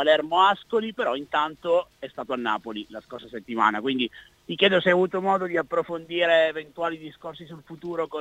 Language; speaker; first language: Italian; native; Italian